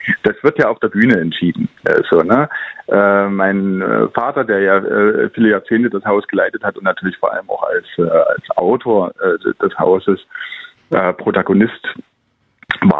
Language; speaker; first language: German; native; German